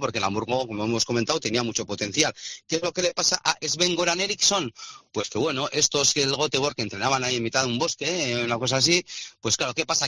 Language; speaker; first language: Spanish; native; Spanish